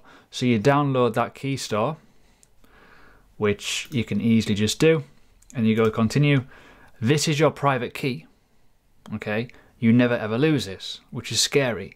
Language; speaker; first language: English; native; English